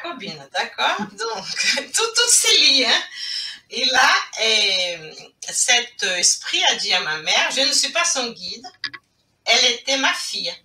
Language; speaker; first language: French; non-native, fluent; Portuguese